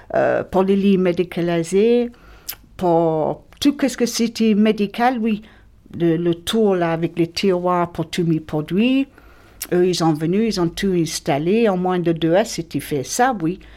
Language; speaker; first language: French; non-native, fluent; English